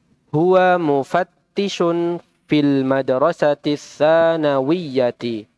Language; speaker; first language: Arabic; non-native, fluent; Indonesian